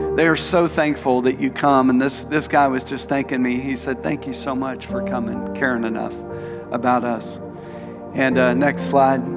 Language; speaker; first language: English; native; English